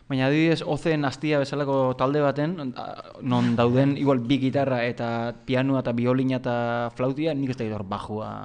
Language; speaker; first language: Basque; native; Basque